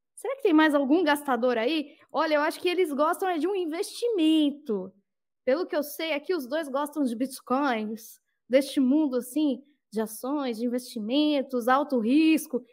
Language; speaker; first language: Portuguese; native; Portuguese